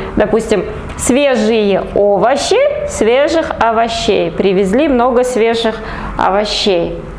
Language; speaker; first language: Russian; non-native, local second language; Kazakh